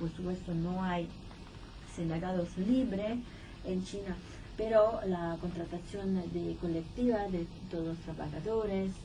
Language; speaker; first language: Spanish; non-native, fluent; Italian